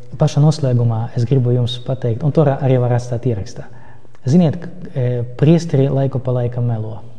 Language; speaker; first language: Latvian; non-native, local second language; Russian